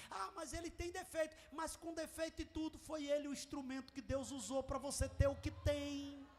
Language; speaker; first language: Portuguese; native; Portuguese